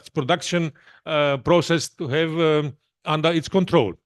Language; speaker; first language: English; non-native, fluent; Greek